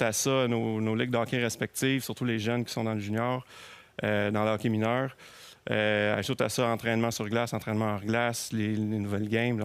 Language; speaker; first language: French; native; French